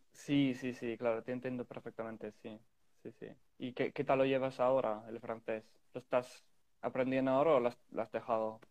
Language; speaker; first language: Spanish; non-native, fluent; English